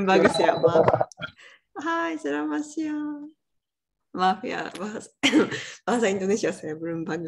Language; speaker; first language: Indonesian; non-native, learner; Japanese